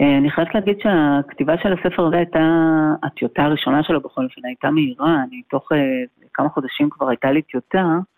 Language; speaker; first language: Hebrew; native; Hebrew